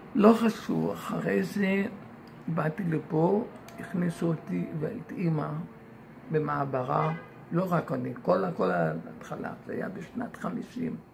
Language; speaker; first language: Hebrew; non-native, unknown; Yiddish